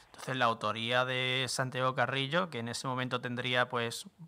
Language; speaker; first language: Spanish; native; Spanish